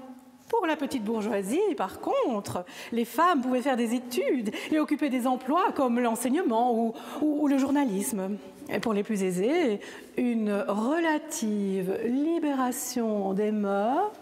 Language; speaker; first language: French; native; French